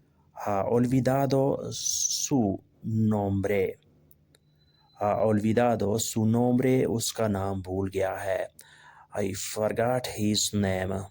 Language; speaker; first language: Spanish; non-native, learner; Urdu